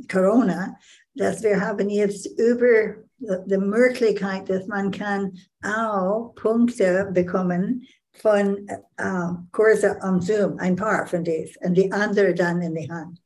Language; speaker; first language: German; non-native, learner; English